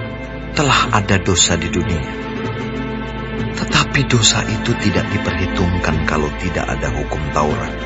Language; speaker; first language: Indonesian; native; Indonesian